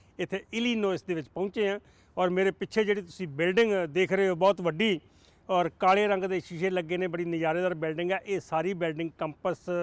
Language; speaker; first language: Punjabi; native; Punjabi